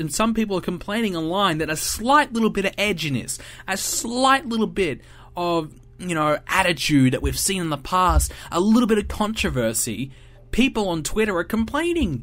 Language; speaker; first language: English; native; English